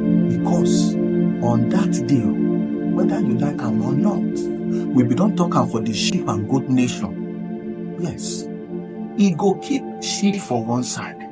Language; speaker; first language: Nigerian Pidgin; non-native, local second language; Igbo